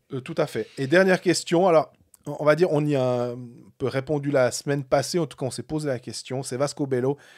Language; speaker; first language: French; native; French